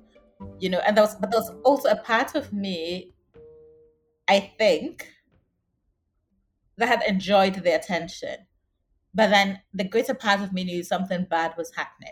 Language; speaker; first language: English; non-native, local second language; Akan